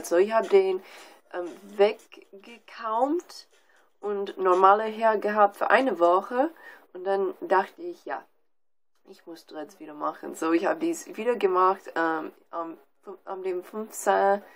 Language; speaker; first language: German; non-native, learner; English